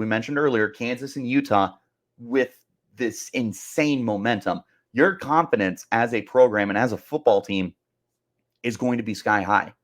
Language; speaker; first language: English; native; English